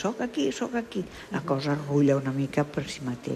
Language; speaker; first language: Catalan; non-native, local second language; Spanish